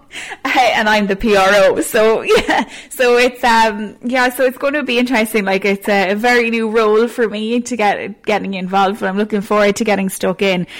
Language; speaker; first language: English; native; English